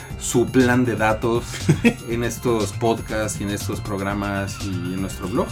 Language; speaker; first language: Spanish; native; Spanish